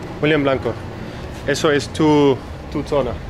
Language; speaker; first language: Spanish; non-native, learner; English